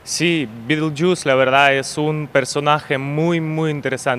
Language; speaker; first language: Spanish; non-native, learner; Ukrainian